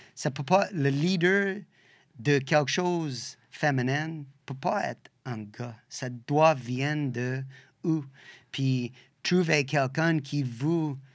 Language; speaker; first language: French; non-native, local second language; English